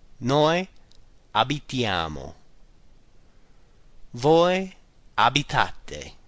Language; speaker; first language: Italian; non-native, learner; English